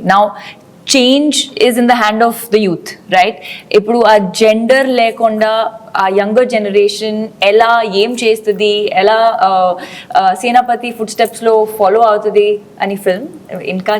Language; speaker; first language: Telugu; non-native, local second language; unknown